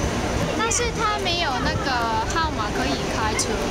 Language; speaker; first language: Chinese; non-native, local second language; Cantonese